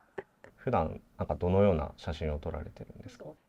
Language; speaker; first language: Japanese; native; Japanese